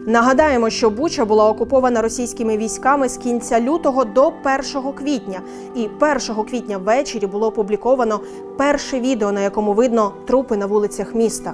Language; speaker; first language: Ukrainian; native; Ukrainian